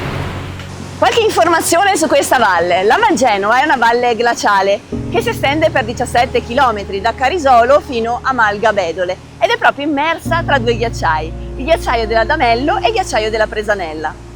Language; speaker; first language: Italian; native; Italian